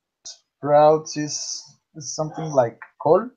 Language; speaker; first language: English; non-native, learner; Spanish